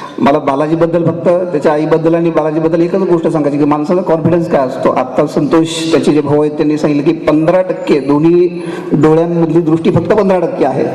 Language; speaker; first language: Marathi; native; Marathi